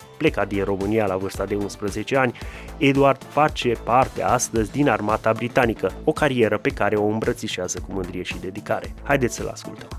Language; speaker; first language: Romanian; native; Romanian